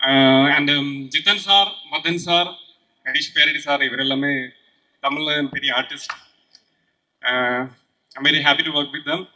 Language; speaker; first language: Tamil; non-native, learner; Malayalam